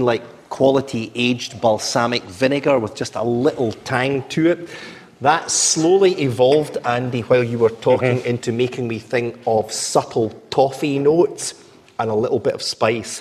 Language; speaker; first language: English; native; English